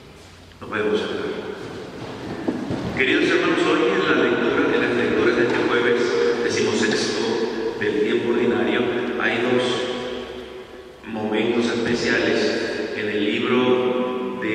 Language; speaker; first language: Spanish; native; Spanish